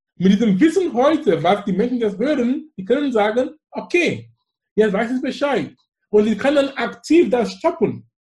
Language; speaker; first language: German; non-native, fluent; English